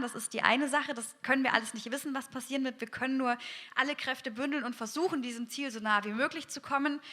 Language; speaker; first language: German; native; German